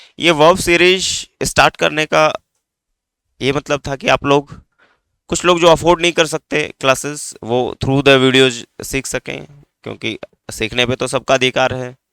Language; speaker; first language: Hindi; native; Hindi